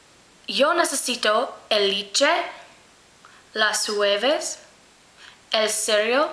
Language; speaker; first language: Spanish; non-native, learner; English